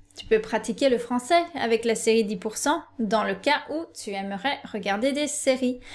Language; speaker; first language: French; native; French